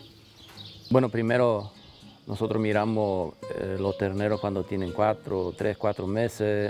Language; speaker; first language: Spanish; non-native, local second language; German